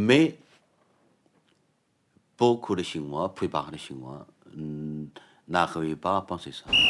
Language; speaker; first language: French; non-native, fluent; Chinese